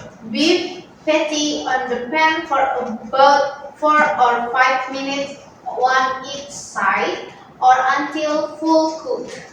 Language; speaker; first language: English; non-native, learner; Indonesian